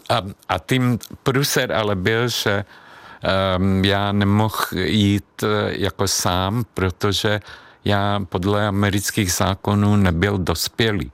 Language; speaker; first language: Czech; non-native, fluent; Hungarian